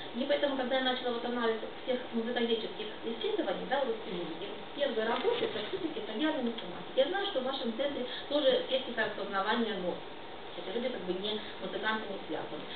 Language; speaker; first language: Russian; non-native, local second language; Ukrainian